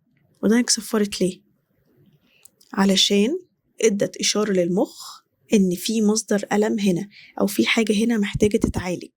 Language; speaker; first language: Arabic; native; Arabic